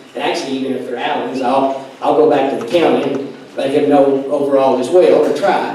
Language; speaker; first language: English; native; English